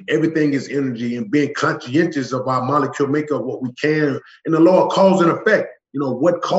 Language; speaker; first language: English; native; English